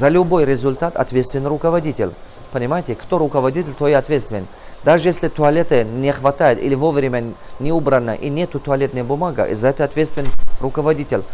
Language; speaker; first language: Russian; non-native, local second language; Tajik